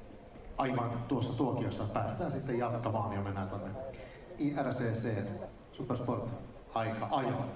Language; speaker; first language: Finnish; native; Finnish